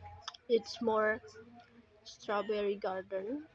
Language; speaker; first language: English; non-native, learner; Indonesian